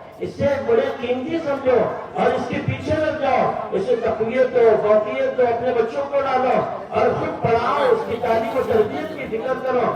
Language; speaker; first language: Urdu; native; Urdu